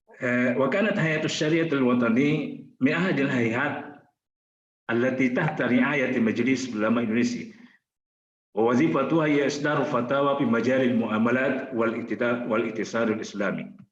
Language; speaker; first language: Arabic; non-native, fluent; Indonesian